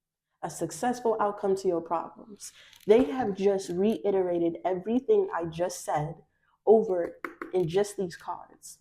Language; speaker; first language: English; native; English